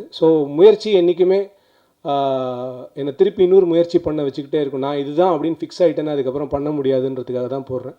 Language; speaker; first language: Tamil; native; Tamil